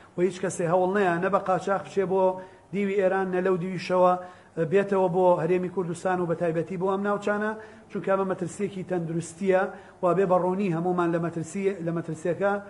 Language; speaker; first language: Central Kurdish; native; Central Kurdish